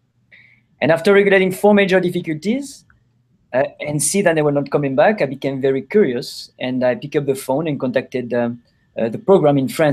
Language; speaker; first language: English; non-native, fluent; French